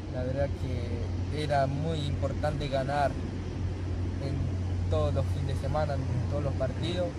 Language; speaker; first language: Spanish; non-native, fluent; Japanese